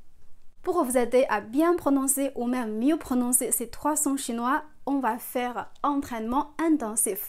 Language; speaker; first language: French; non-native, fluent; Chinese